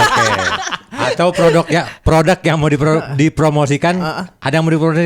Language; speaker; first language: Indonesian; native; Indonesian